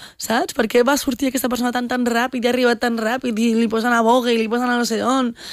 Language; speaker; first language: Catalan; non-native, local second language; Spanish